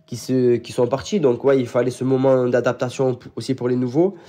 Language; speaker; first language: French; native; French